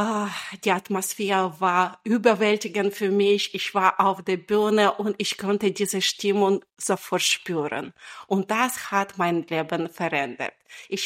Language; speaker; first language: German; non-native, fluent; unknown